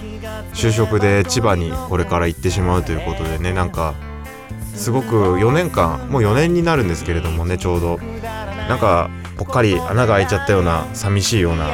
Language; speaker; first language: Japanese; native; Japanese